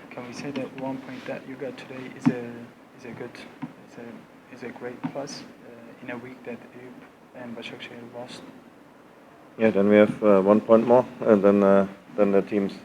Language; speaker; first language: English; non-native, learner; German